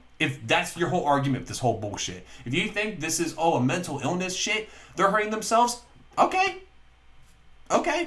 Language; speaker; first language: English; native; English